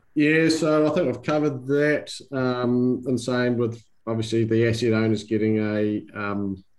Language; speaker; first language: English; native; English